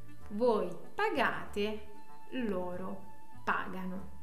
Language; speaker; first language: Italian; non-native, fluent; French